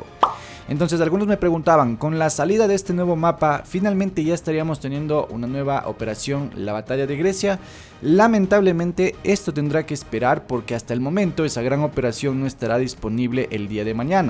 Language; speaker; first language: Spanish; native; Spanish